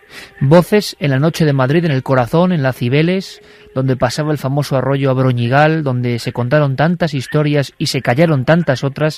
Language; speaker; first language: Spanish; native; Spanish